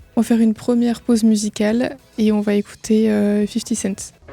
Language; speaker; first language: French; native; French